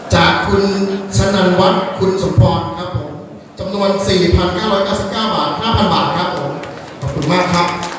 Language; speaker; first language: Thai; native; Thai